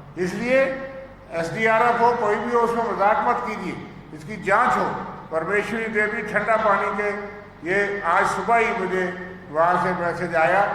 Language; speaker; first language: Urdu; non-native, local second language; Dogri